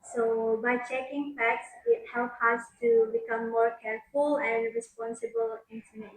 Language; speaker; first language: English; non-native, learner; Indonesian